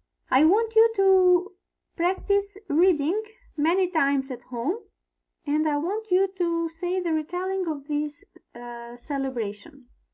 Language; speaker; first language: English; non-native, fluent; Albanian